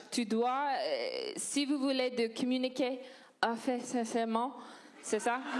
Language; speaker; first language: French; non-native, learner; English